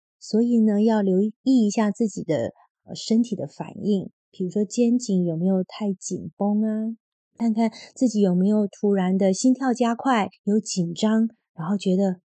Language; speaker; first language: Chinese; native; Chinese